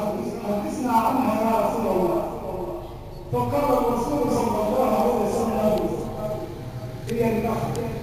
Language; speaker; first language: Arabic; native; Arabic